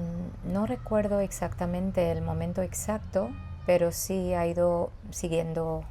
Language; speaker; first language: Spanish; non-native, fluent; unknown